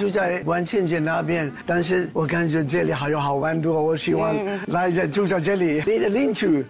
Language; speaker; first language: Chinese; non-native, learner; Finnish